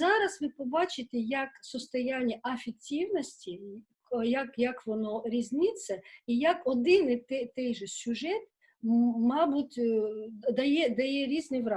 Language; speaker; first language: Ukrainian; non-native, local second language; Russian